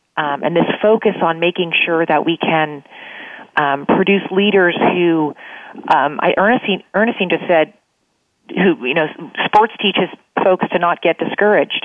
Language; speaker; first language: English; native; English